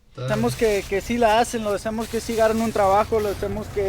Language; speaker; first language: Spanish; native; Spanish